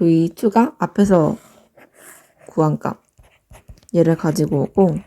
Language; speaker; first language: Korean; native; Korean